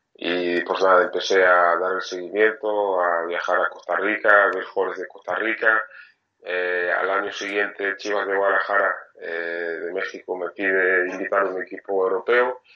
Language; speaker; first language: Spanish; non-native, fluent; French